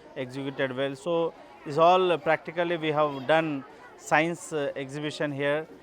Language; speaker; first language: English; non-native, local second language; Hindi